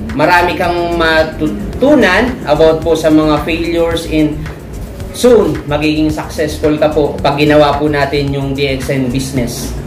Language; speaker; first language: Filipino; non-native, local second language; Bikol